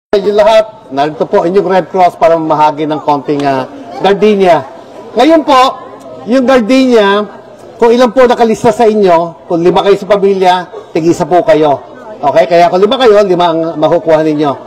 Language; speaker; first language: Filipino; native; Filipino